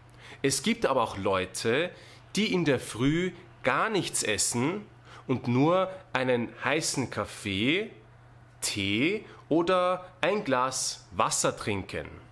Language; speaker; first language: German; non-native, fluent; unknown